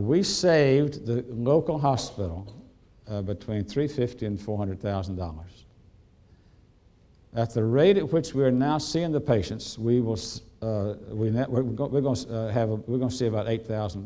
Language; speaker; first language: English; native; English